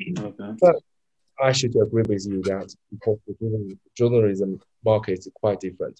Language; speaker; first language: English; non-native, learner; Chinese